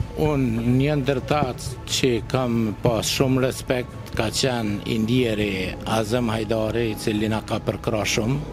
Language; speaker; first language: Albanian; native; Albanian